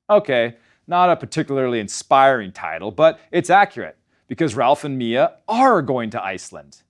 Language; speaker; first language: English; native; English